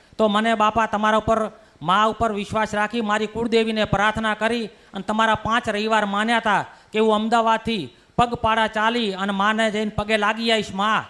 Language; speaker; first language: Gujarati; early bilingual, heritage; Gujarati